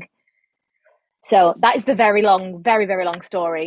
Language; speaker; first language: English; native; English